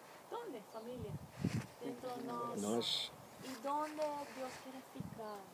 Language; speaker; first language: Spanish; non-native, fluent; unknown